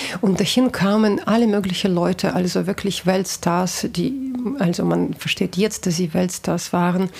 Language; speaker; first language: German; non-native, fluent; Russian